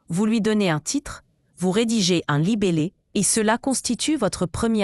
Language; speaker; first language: French; native; French